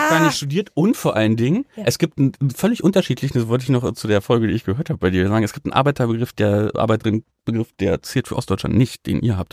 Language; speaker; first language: German; native; German